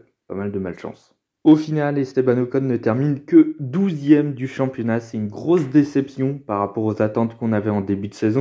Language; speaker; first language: French; native; French